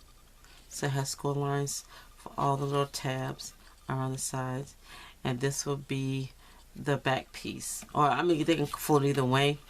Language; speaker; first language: English; native; English